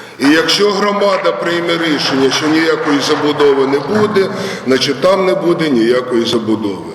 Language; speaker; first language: Ukrainian; native; Ukrainian